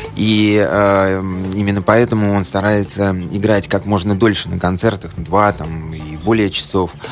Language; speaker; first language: Russian; native; Russian